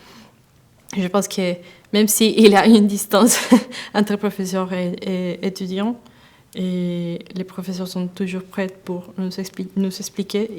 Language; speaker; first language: French; non-native, fluent; Spanish